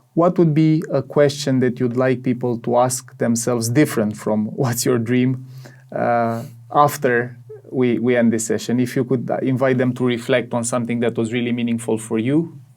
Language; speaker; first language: English; non-native, fluent; Romanian